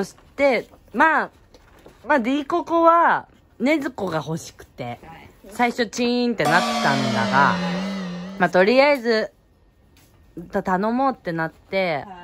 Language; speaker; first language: Japanese; native; Japanese